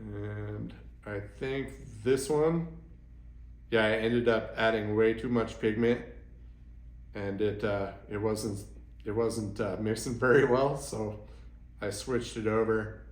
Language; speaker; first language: English; native; English